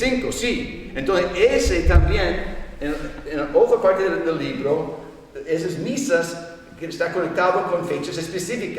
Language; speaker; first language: Spanish; non-native, fluent; English